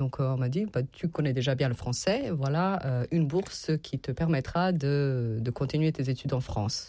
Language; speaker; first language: French; non-native, fluent; Serbian